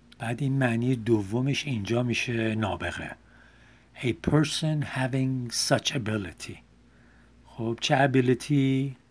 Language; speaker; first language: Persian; native; Persian